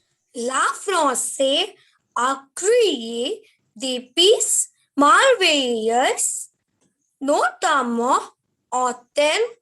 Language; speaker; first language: French; non-native, learner; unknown